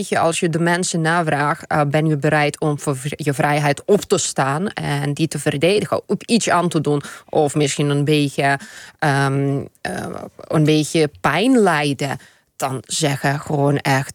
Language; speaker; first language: Dutch; non-native, fluent; Ukrainian